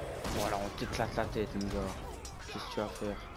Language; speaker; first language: French; native; French